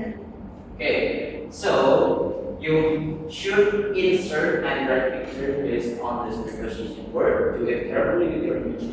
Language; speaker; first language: English; non-native, local second language; Indonesian